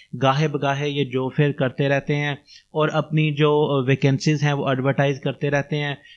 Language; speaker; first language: Hindi; non-native, local second language; Punjabi